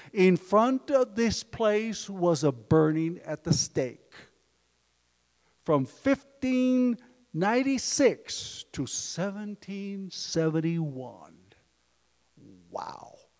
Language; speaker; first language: English; early bilingual, other home language; Spanish